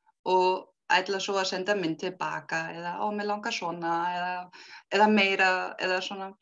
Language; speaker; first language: Icelandic; non-native, learner; German